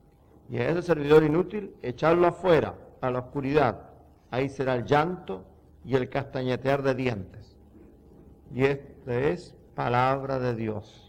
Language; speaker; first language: Spanish; native; Spanish